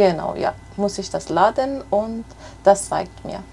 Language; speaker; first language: German; non-native, fluent; Persian